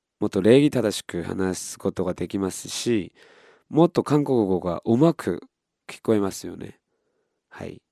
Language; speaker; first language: Japanese; non-native, fluent; Korean